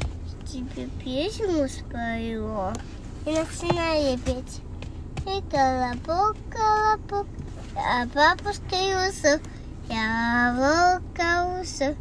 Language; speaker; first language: Russian; early bilingual, heritage; Chinese